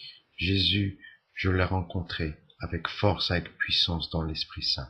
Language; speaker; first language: French; native; French